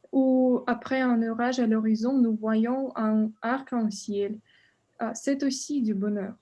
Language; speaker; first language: French; non-native, learner; Russian